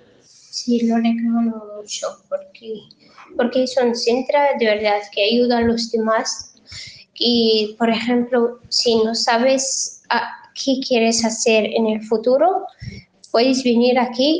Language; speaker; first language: Spanish; non-native, fluent; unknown